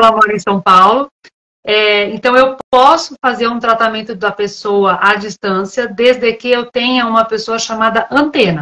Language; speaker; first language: Portuguese; native; Portuguese